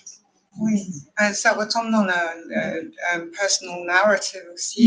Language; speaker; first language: French; non-native, fluent; English